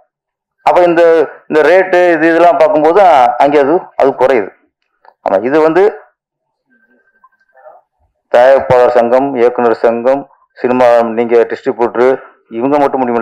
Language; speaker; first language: Tamil; native; Tamil